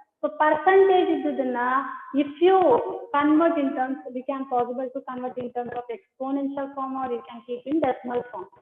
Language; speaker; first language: English; non-native, local second language; Kannada